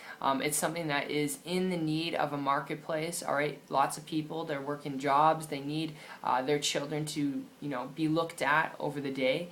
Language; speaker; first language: English; native; English